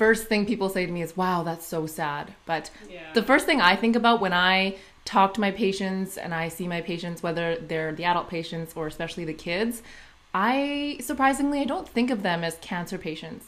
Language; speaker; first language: English; native; English